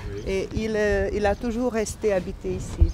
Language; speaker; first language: French; non-native, fluent; Bosnian